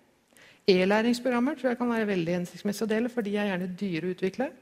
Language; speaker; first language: Norwegian; native; Norwegian